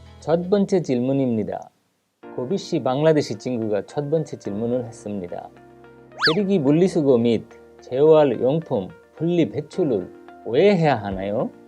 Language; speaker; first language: Korean; non-native, fluent; Bangla